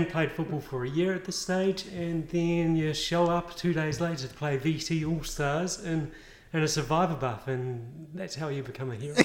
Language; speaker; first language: English; native; English